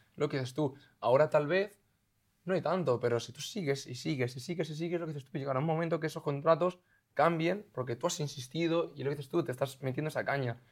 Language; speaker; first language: Spanish; native; Spanish